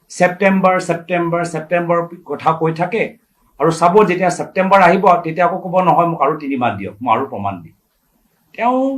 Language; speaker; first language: Assamese; native; Assamese